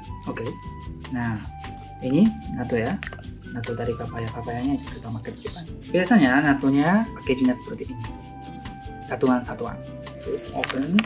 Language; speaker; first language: Indonesian; non-native, learner; Japanese